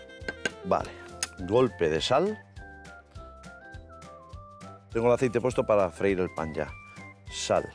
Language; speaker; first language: Spanish; native; Spanish